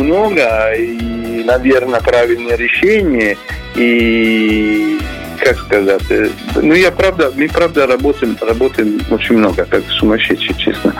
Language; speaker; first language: Russian; non-native, learner; Italian